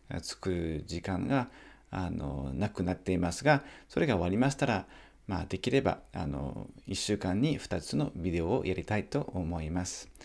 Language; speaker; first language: Japanese; non-native, fluent; French